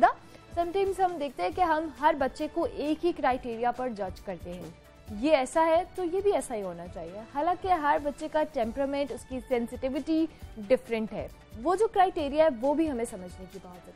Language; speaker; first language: Urdu; native; Urdu